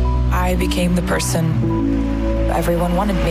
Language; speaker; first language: English; native; English